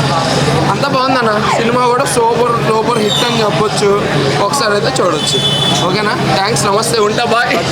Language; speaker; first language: Telugu; native; Telugu